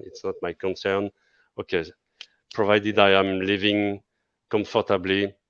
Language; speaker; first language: English; non-native, fluent; French